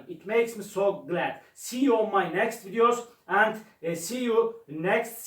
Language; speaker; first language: English; non-native, learner; Turkish